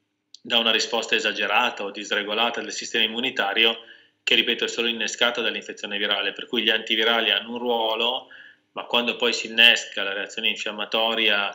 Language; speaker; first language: Italian; native; Italian